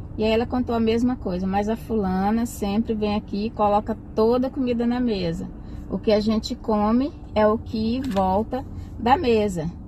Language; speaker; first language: Portuguese; native; Portuguese